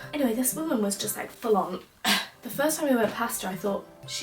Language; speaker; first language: English; native; English